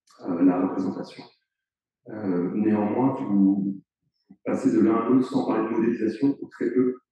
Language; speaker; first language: French; native; French